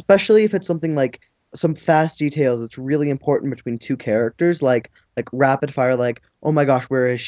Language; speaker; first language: English; native; English